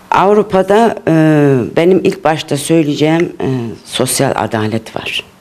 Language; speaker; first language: Turkish; early bilingual, heritage; Turkish